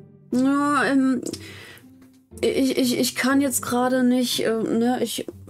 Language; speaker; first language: German; native; German